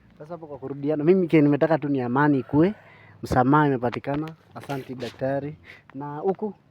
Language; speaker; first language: Swahili; native; Swahili